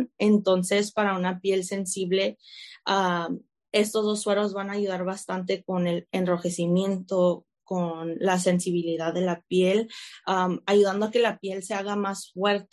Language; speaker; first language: Spanish; early bilingual, heritage; Spanish